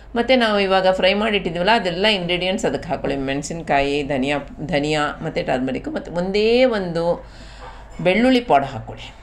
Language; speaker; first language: Kannada; non-native, local second language; Konkani